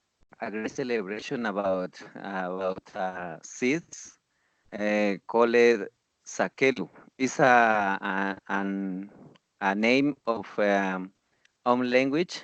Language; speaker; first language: English; non-native, learner; Spanish